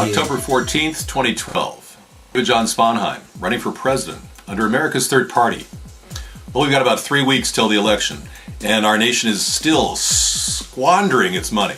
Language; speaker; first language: English; native; English